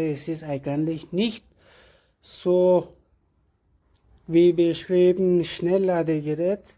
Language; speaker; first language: German; non-native, learner; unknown